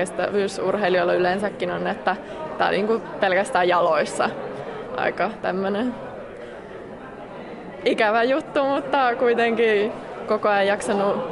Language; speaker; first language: Finnish; native; Finnish